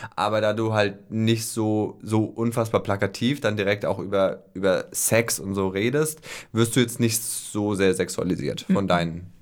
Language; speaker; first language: German; native; German